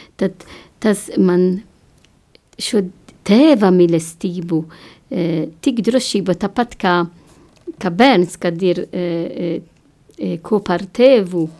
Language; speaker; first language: Latvian; non-native, learner; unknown